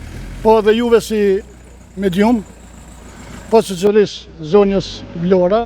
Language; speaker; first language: Albanian; native; Albanian